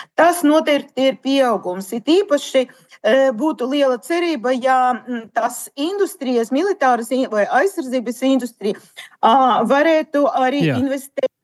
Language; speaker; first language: Latvian; non-native, local second language; Russian